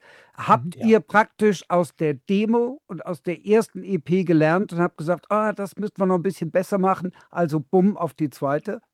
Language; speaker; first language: German; native; German